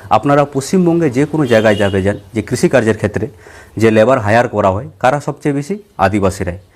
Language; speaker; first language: Bangla; non-native, local second language; Santali